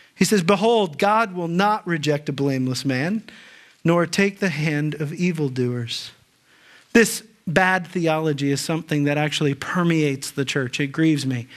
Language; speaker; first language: English; native; English